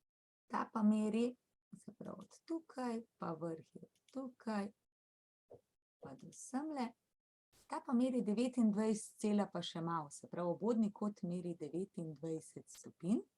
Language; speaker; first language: Slovenian; native; Slovenian